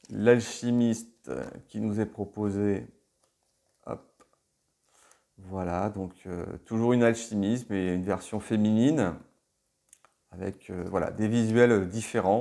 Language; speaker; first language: French; native; French